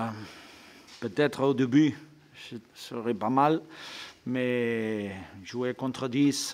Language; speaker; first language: French; non-native, fluent; Spanish